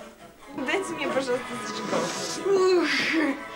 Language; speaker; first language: Russian; non-native, learner; English